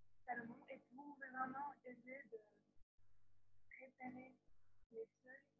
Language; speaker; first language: French; non-native, fluent; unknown